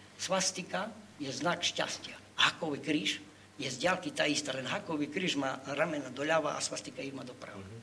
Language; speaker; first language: Slovak; native; Slovak